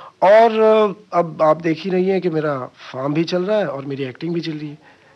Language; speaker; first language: Hindi; non-native, local second language; Marathi